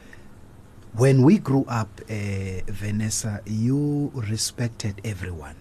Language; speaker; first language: English; non-native, local second language; Zulu